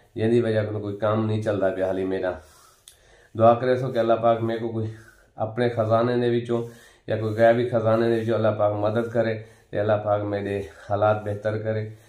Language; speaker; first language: Punjabi; non-native, local second language; Saraiki